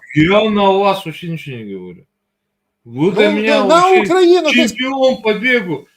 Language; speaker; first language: Russian; native; Russian